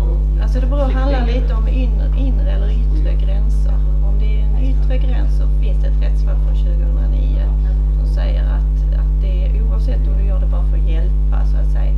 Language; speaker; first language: Swedish; native; Swedish